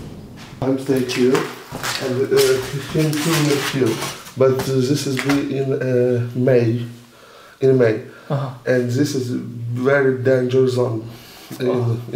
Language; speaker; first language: English; non-native, learner; Ukrainian